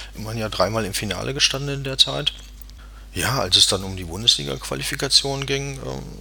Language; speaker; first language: German; native; German